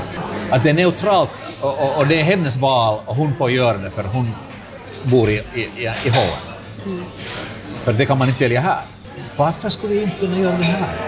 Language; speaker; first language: Swedish; non-native, local second language; Finnish